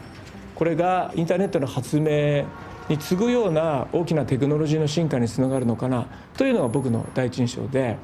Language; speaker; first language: Japanese; native; Japanese